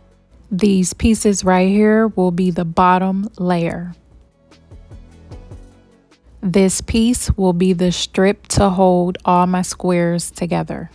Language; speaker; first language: English; native; English